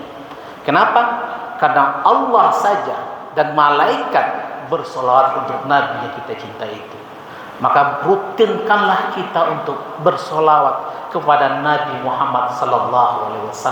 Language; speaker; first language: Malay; non-native, local second language; Minangkabau